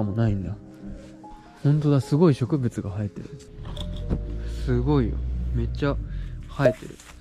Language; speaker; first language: Japanese; native; Japanese